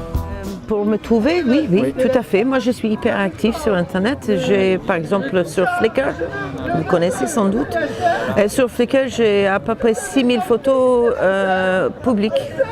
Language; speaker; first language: French; non-native, fluent; English